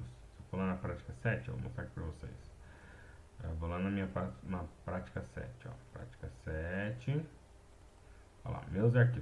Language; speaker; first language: Portuguese; native; Portuguese